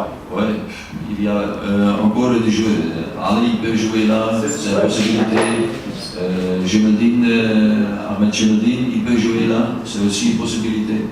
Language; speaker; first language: French; non-native, learner; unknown